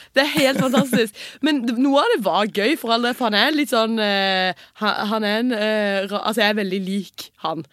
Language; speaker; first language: Norwegian; early bilingual, heritage; Norwegian